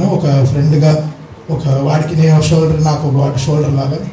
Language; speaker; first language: Telugu; native; Telugu